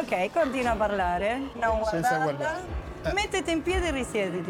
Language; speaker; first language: Italian; non-native, fluent; Spanish